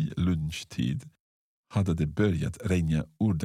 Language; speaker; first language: Swedish; non-native, learner; English